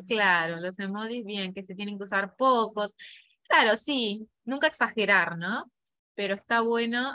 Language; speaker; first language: Spanish; native; Spanish